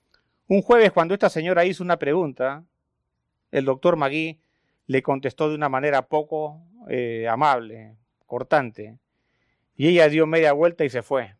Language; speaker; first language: Spanish; native; Spanish